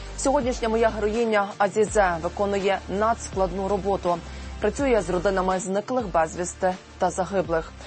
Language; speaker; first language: Ukrainian; native; Ukrainian